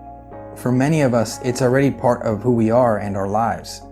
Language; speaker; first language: English; native; English